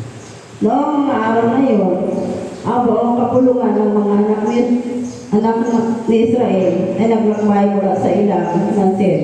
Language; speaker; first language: Filipino; native; Filipino